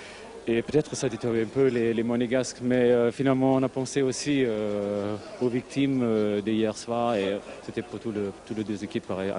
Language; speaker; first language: French; non-native, fluent; German